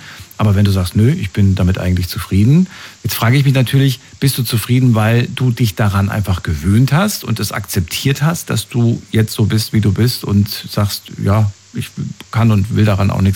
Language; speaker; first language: German; native; German